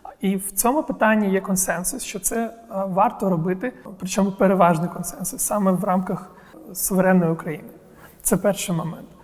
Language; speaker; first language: Ukrainian; non-native, local second language; Crimean Tatar